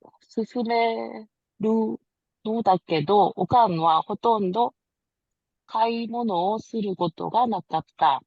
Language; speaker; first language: Japanese; non-native, learner; Korean